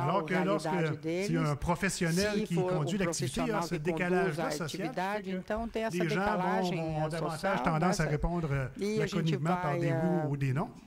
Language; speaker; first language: French; native; French